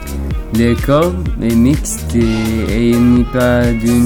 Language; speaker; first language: French; non-native, learner; English